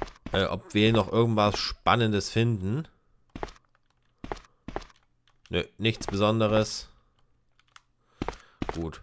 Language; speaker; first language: German; native; German